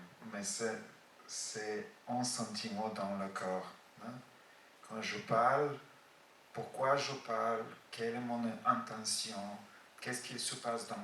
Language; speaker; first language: French; non-native, fluent; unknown